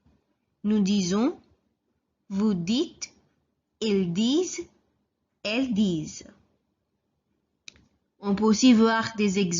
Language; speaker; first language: French; non-native, fluent; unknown